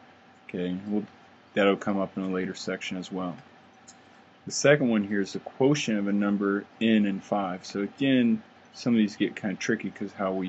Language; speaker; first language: English; native; English